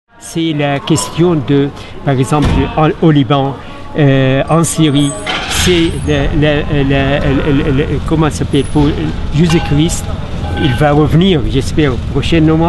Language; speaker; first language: French; non-native, learner; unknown